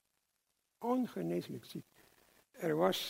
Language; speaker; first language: Dutch; non-native, local second language; English